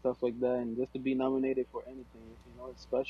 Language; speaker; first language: English; non-native, fluent; Portuguese